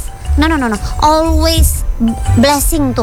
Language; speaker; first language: English; non-native, learner; Indonesian